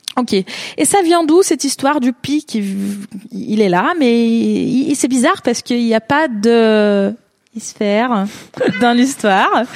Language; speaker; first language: French; non-native, fluent; Portuguese